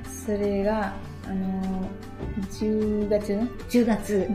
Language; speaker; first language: Japanese; non-native, learner; Nepali